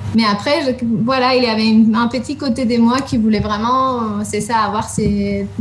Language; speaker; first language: French; non-native, fluent; Spanish